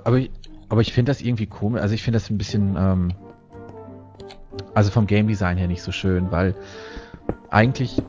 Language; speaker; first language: German; native; German